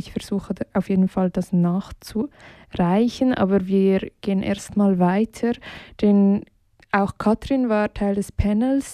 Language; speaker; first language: German; native; German